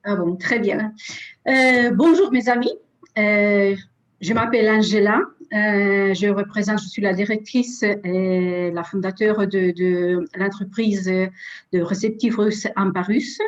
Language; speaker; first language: French; non-native, fluent; Russian